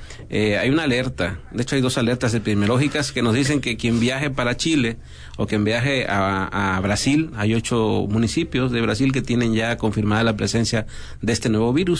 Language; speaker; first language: Spanish; native; Spanish